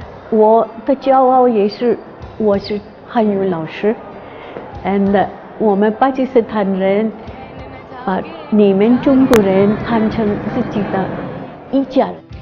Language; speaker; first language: Chinese; non-native, fluent; Urdu